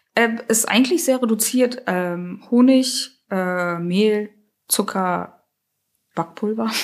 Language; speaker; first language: German; early bilingual, other home language; Russian